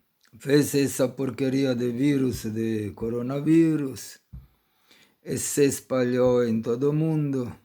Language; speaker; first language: Portuguese; non-native, fluent; Italian